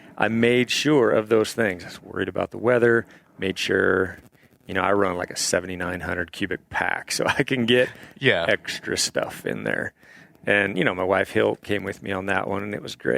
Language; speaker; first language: English; native; English